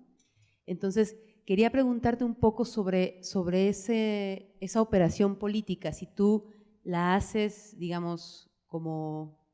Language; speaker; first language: Spanish; native; Spanish